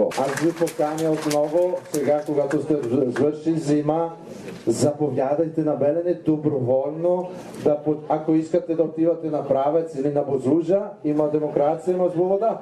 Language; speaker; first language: Bulgarian; non-native, fluent; Italian